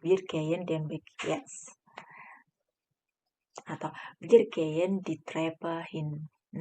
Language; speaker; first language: German; non-native, fluent; Indonesian